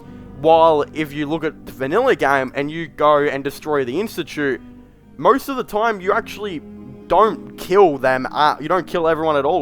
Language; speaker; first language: English; native; English